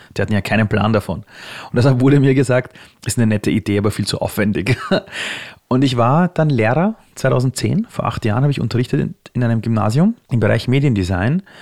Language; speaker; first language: German; early bilingual, other home language; Persian